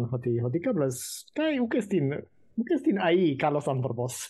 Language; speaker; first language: Greek; non-native, fluent; English